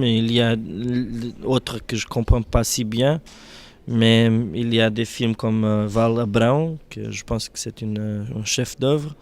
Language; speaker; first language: French; non-native, fluent; Portuguese